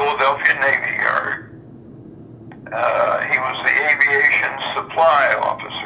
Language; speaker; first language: English; native; English